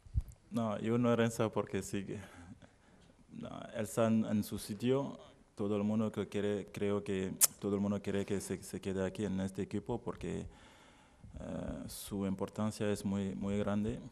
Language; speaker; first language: Spanish; non-native, learner; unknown